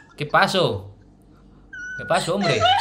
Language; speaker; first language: Spanish; non-native, learner; Indonesian